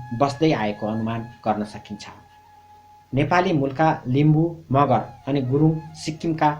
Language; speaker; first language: Nepali; native; Nepali